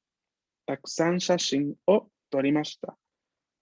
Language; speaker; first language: Japanese; non-native, fluent; Spanish